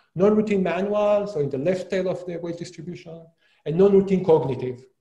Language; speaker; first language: English; non-native, fluent; Hebrew